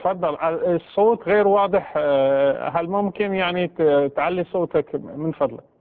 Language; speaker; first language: Arabic; native; Arabic